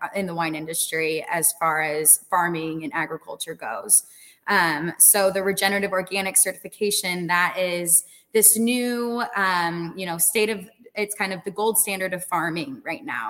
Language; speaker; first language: English; native; English